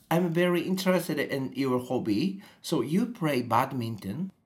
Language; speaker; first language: English; non-native, learner; Japanese